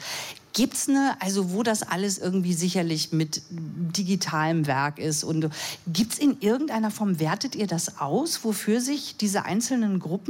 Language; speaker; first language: German; native; German